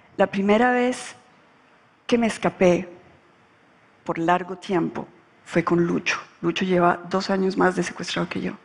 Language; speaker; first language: Spanish; native; Spanish